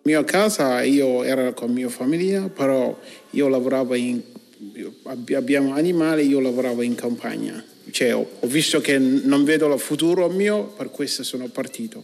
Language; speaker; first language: Italian; non-native, learner; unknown